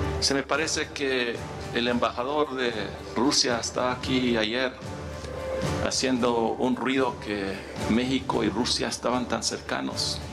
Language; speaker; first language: Spanish; early bilingual, heritage; Spanish